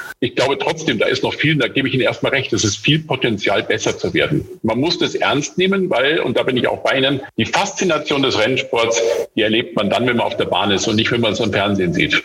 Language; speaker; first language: German; native; German